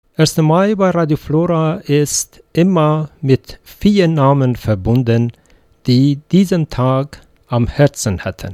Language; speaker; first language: German; non-native, fluent; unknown